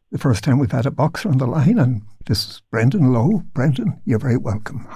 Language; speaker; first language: English; native; English